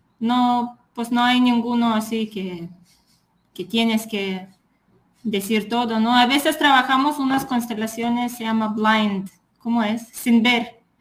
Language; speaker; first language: Spanish; non-native, fluent; Lithuanian